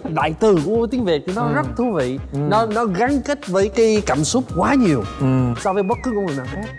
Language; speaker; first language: Vietnamese; non-native, fluent; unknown